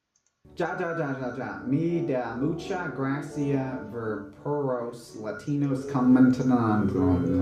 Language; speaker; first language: Spanish; non-native, learner; English